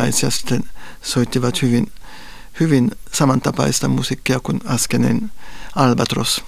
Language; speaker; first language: Finnish; non-native, fluent; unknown